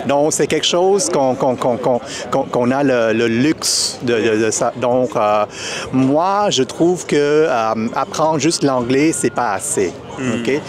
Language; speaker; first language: French; early bilingual, other home language; Vietnamese